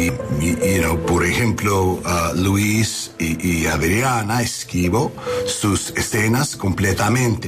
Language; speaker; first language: Spanish; non-native, learner; English